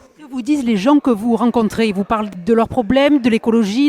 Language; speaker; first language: French; native; French